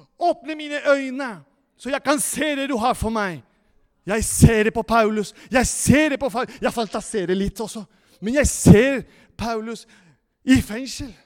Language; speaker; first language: Norwegian; non-native, fluent; Spanish